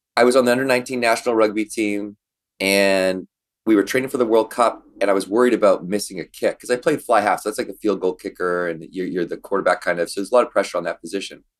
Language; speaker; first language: English; native; English